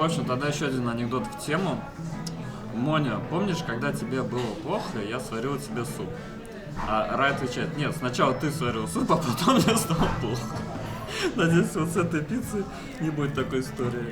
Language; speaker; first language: Russian; native; Russian